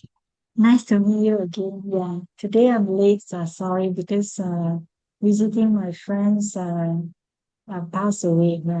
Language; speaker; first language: English; non-native, learner; Indonesian